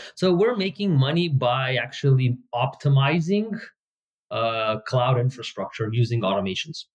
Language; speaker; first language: English; non-native, fluent; Hebrew